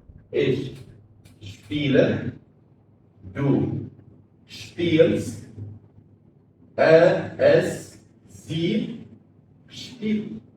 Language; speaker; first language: German; non-native, fluent; Arabic